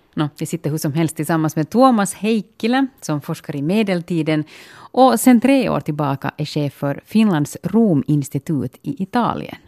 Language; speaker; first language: Swedish; native; Swedish